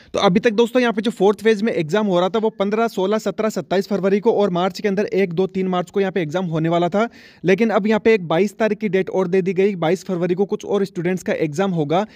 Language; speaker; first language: Hindi; native; Hindi